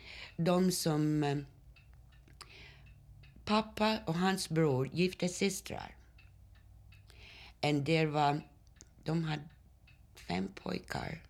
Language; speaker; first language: Swedish; early bilingual, heritage; Swedish